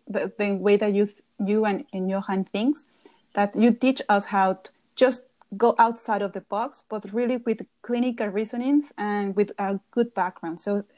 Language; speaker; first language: English; non-native, fluent; Spanish